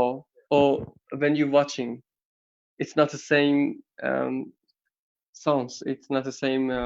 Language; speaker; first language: English; non-native, learner; Persian